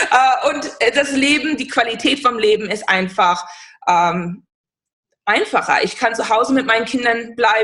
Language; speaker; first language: German; non-native, fluent; English